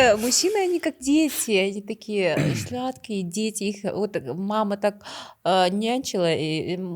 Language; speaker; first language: Russian; non-native, local second language; Kazakh